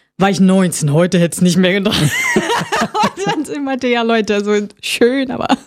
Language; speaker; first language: German; non-native, fluent; Portuguese